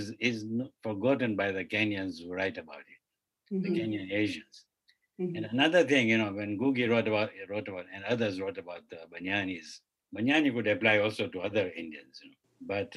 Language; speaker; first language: English; non-native, local second language; Kachhi